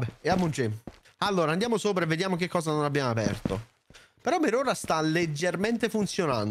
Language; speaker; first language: Italian; native; Italian